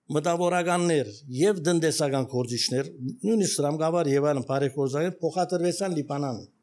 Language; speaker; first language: Armenian; early bilingual, heritage; Armenian